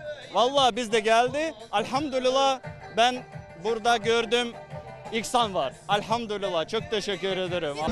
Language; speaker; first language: Turkish; non-native, learner; Uyghur